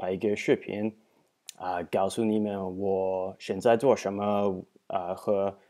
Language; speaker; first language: Chinese; non-native, learner; English